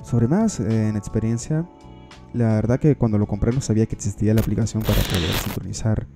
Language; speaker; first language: Spanish; native; Spanish